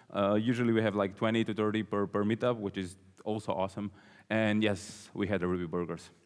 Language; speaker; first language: English; non-native, fluent; Slovenian